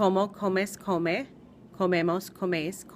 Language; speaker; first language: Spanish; non-native, fluent; English